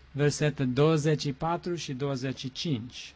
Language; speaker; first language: Romanian; non-native, learner; English